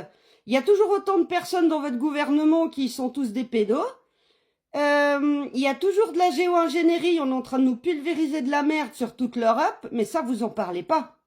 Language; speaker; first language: French; native; French